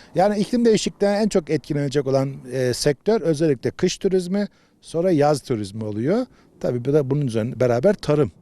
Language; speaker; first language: Turkish; native; Turkish